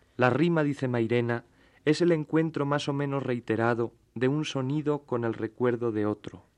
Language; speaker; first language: Spanish; native; Spanish